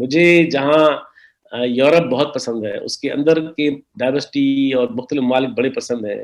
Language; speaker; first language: Urdu; non-native, local second language; Sindhi